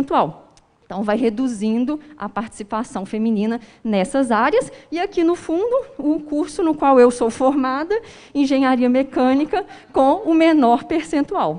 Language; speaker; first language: Portuguese; native; Portuguese